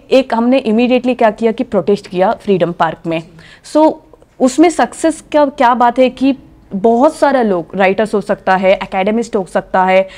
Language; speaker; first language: Hindi; non-native, local second language; Kannada